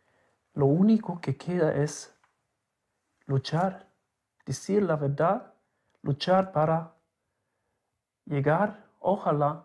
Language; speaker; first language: Spanish; non-native, local second language; German